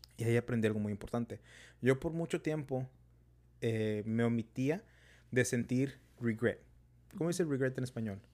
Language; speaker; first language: Spanish; early bilingual, heritage; Spanish